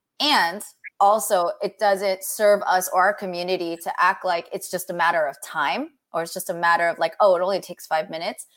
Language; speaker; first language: English; native; English